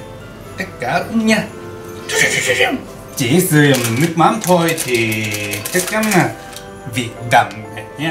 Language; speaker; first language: Vietnamese; non-native, learner; Japanese